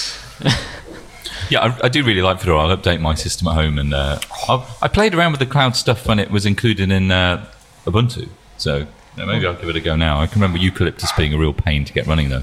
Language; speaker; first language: English; native; English